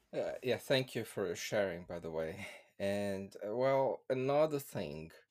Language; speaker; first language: English; non-native, fluent; Portuguese